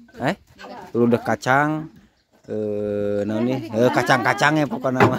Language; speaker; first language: Indonesian; non-native, local second language; Sundanese